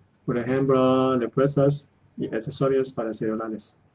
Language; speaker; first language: Spanish; non-native, learner; Chinese